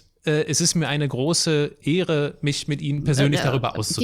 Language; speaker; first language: German; native; German